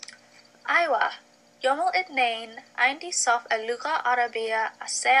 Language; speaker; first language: Arabic; non-native, learner; English